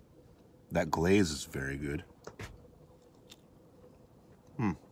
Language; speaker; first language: English; native; English